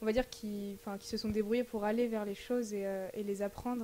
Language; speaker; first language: French; native; French